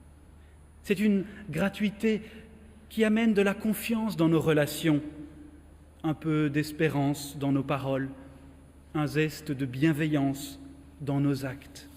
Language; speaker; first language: French; native; French